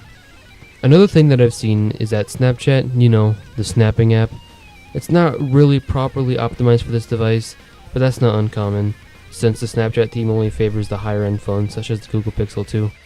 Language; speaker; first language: English; native; English